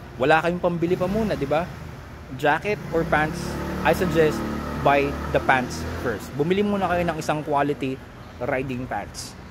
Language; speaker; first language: Filipino; native; Filipino